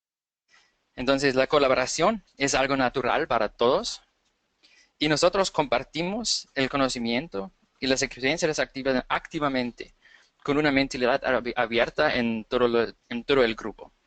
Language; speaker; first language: Spanish; non-native, fluent; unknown